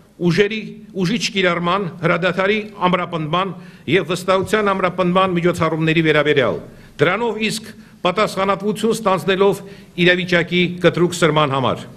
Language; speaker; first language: Armenian; native; Armenian